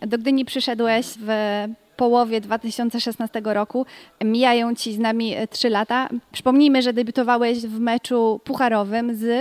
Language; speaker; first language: Polish; native; Polish